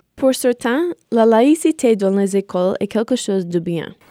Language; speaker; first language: French; non-native, fluent; English